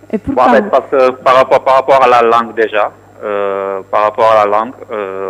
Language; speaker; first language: French; non-native, local second language; Wolof